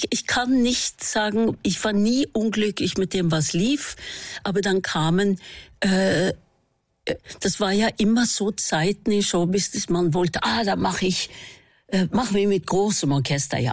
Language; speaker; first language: German; non-native, fluent; Norwegian